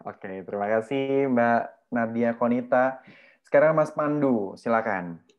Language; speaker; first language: Indonesian; native; Indonesian